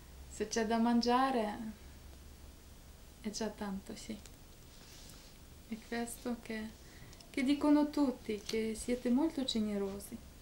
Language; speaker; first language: Italian; non-native, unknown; Ukrainian